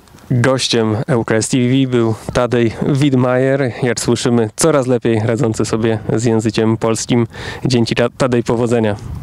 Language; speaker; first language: Polish; native; Polish